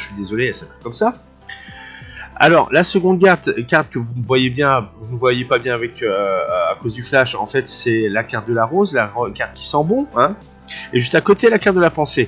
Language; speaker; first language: French; native; French